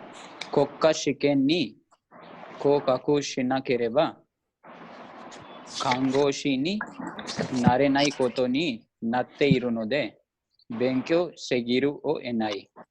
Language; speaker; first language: Japanese; non-native, learner; Hindi